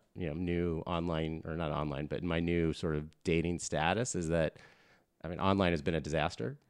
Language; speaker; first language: English; native; English